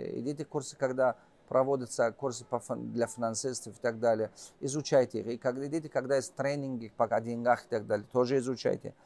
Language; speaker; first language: Russian; non-native, local second language; Tajik